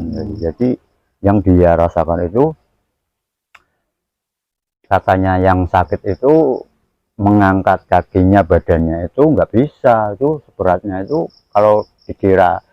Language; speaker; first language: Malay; non-native, local second language; Javanese